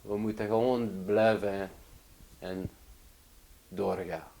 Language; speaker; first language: Dutch; non-native, learner; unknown